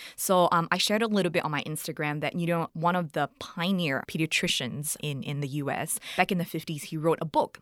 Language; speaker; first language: English; native; English